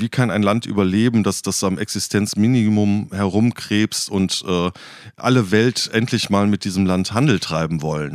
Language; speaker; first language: German; native; German